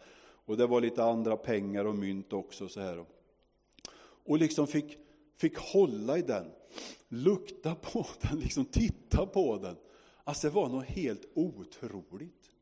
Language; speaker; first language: Swedish; native; Swedish